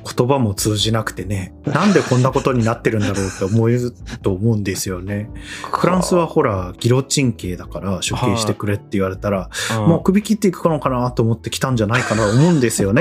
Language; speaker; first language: Japanese; native; Japanese